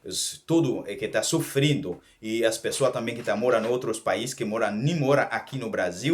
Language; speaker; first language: Portuguese; non-native, learner; Haitian Creole